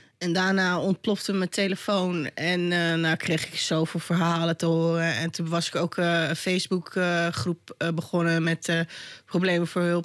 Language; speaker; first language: Dutch; native; Dutch